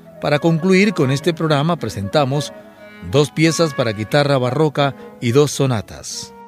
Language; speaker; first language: Spanish; native; Spanish